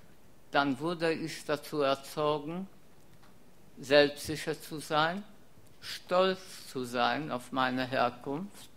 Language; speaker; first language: German; non-native, fluent; Polish